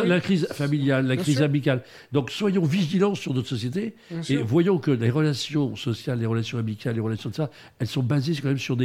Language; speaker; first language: French; native; French